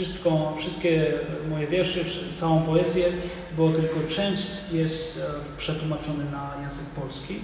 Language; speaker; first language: Polish; non-native, fluent; Georgian